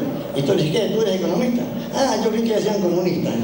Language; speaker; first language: Spanish; native; Spanish